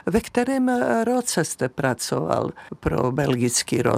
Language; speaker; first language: Czech; native; Czech